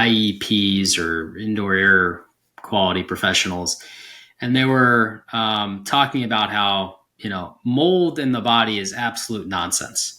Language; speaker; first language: English; native; English